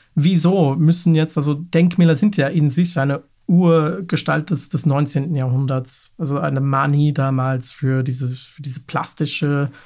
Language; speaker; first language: German; native; German